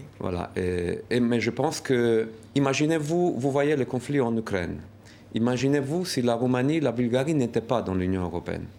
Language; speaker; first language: French; non-native, fluent; Romanian